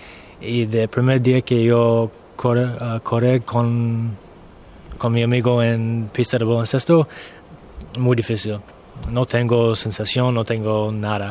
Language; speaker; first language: Spanish; non-native, learner; English